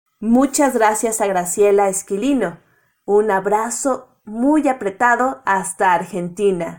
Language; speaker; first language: Spanish; native; Spanish